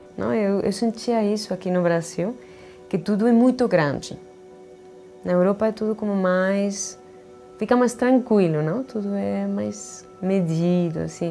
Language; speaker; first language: Portuguese; non-native, fluent; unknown